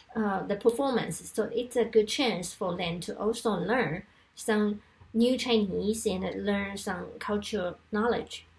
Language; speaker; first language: English; non-native, fluent; Chinese